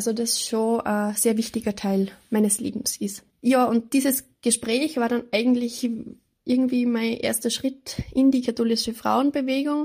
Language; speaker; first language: German; native; German